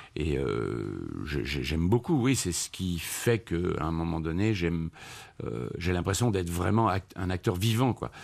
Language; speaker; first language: French; native; French